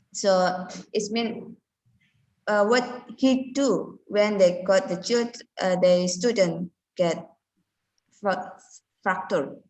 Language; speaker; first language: English; non-native, learner; Indonesian